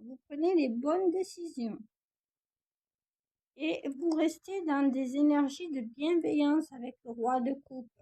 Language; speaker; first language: French; native; French